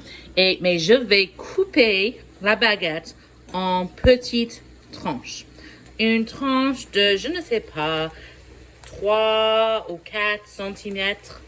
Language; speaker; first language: French; non-native, fluent; English